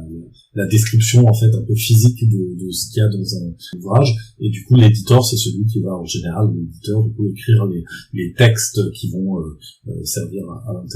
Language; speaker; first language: French; native; French